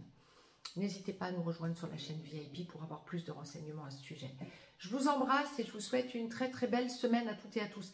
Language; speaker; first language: French; native; French